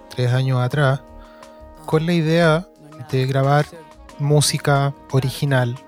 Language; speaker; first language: Spanish; native; Spanish